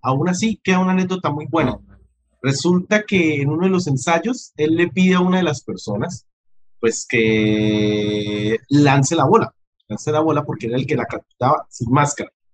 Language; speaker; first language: Spanish; native; Spanish